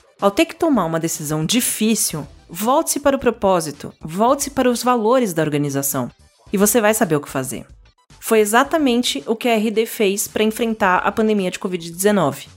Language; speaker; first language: Portuguese; native; Portuguese